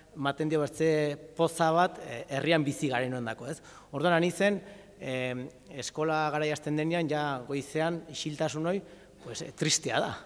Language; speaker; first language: Basque; native; Basque